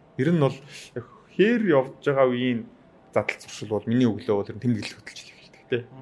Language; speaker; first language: Mongolian; native; Mongolian